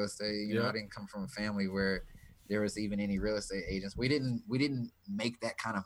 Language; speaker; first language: English; native; English